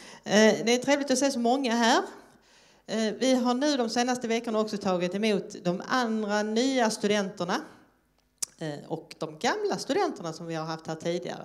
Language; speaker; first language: Swedish; native; Swedish